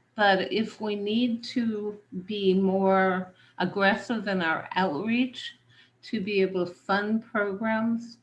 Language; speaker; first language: English; native; English